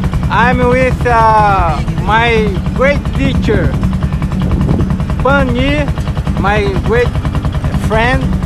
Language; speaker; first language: English; non-native, learner; Portuguese